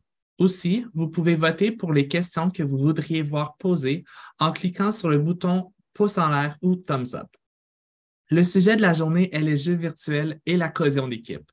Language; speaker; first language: French; native; French